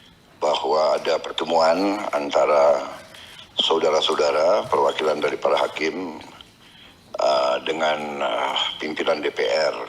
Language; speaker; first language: Indonesian; native; Indonesian